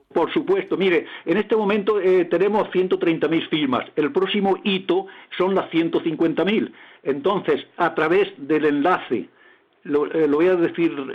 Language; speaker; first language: Spanish; native; Spanish